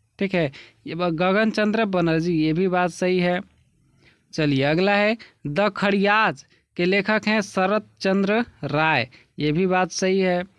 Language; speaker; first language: Hindi; native; Hindi